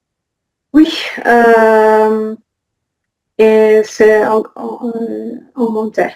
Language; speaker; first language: French; non-native, learner; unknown